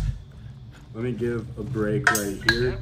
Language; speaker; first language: English; native; English